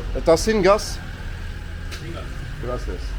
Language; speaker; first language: Spanish; non-native, learner; English